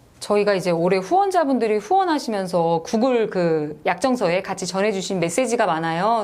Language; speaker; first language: Korean; native; Korean